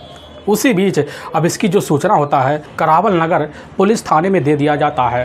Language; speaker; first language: Hindi; native; Hindi